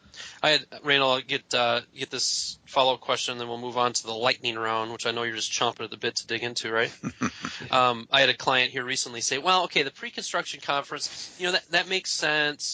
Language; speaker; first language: English; native; English